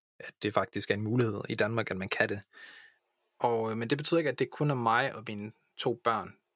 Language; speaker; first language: Danish; early bilingual, other home language; English